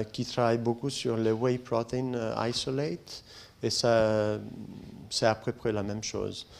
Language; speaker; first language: French; non-native, fluent; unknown